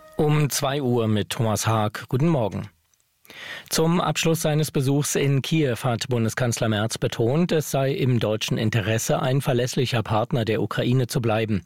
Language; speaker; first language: German; native; German